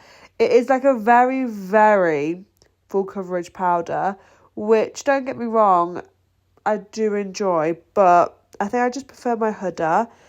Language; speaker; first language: English; native; English